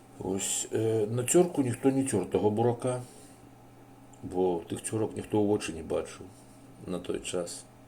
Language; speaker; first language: Belarusian; native; Belarusian